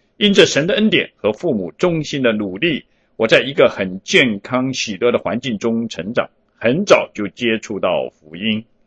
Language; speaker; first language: Chinese; early bilingual, heritage; Chinese